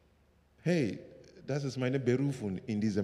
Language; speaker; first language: German; non-native, learner; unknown